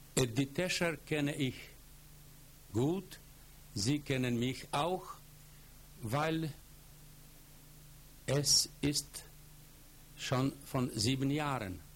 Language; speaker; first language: German; non-native, fluent; Polish